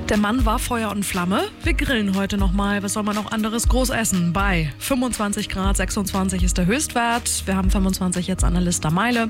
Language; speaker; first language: German; native; German